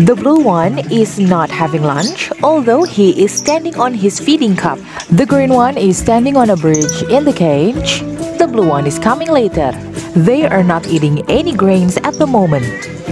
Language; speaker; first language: English; non-native, fluent; Indonesian